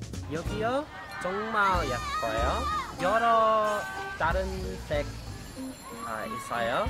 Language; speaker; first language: Korean; non-native, learner; English